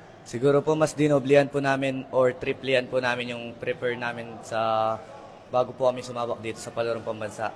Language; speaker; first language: Filipino; non-native, local second language; Pampanga